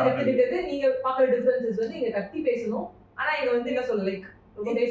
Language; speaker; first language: Tamil; native; Tamil